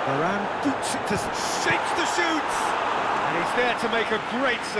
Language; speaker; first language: English; native; English